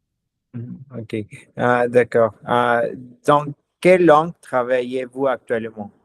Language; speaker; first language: French; non-native, learner; German